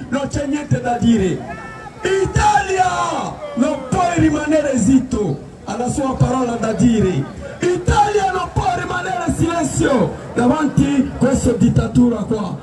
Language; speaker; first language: Italian; non-native, fluent; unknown